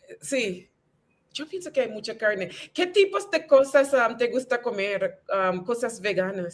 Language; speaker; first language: Spanish; non-native, fluent; English